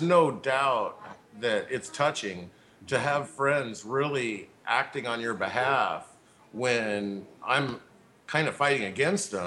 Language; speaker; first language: English; native; English